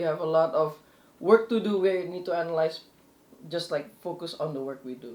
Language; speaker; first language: English; non-native, local second language; Indonesian